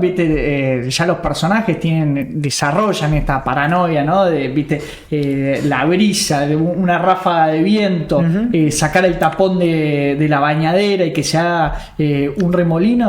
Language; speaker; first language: Spanish; native; Spanish